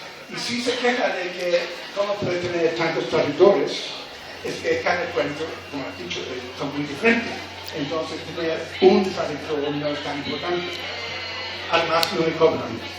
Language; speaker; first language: Spanish; non-native, fluent; English